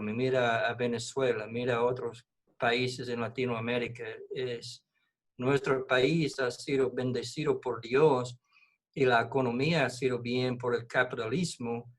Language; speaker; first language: Spanish; non-native, fluent; English